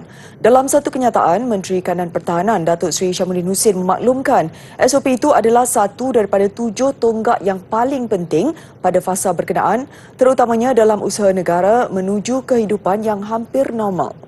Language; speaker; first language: Malay; native; Malay